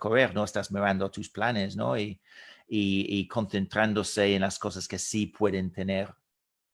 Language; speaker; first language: Spanish; non-native, fluent; English